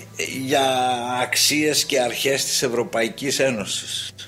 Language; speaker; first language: Greek; native; Greek